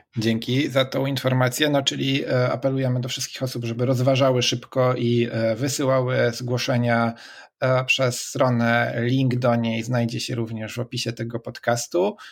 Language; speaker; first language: Polish; native; Polish